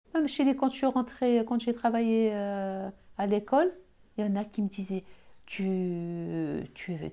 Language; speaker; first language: French; non-native, local second language; Arabic